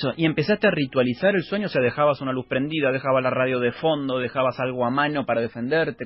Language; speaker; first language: Spanish; native; Spanish